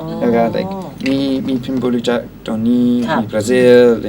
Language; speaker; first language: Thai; non-native, learner; English